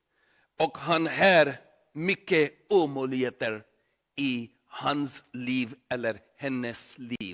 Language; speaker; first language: Swedish; non-native, learner; Urdu